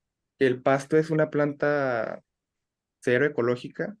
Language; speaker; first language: Spanish; native; Spanish